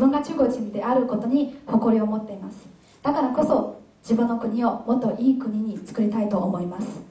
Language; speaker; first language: Japanese; non-native, fluent; Chinese